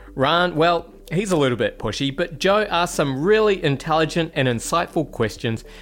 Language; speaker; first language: English; native; English